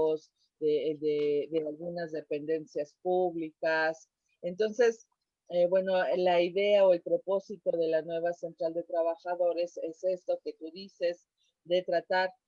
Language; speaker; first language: Spanish; native; Spanish